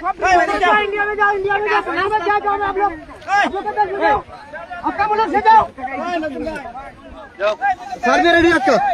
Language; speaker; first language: Hindi; non-native, learner; Bangla